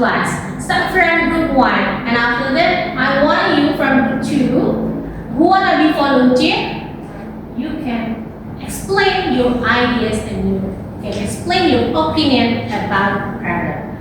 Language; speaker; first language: English; non-native, learner; Indonesian